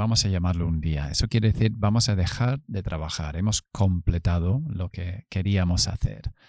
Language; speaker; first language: Spanish; non-native, fluent; English